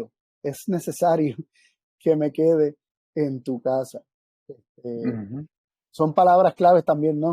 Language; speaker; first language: Spanish; native; Spanish